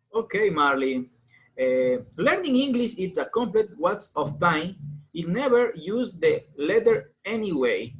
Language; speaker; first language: English; non-native, learner; Spanish